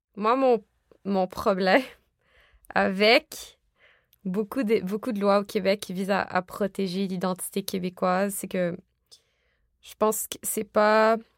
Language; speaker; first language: French; early bilingual, other home language; Arabic